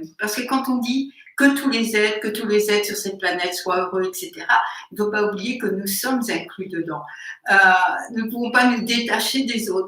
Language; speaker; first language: French; native; French